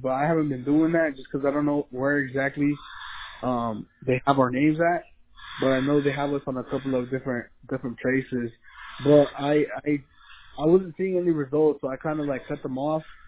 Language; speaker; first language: English; early bilingual, other home language; Spanish